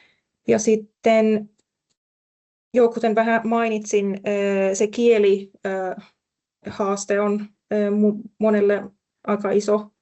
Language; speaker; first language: Finnish; non-native, fluent; Persian